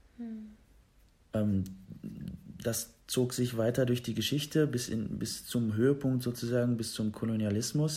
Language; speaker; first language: German; early bilingual, other home language; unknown